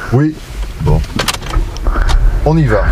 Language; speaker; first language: French; native; French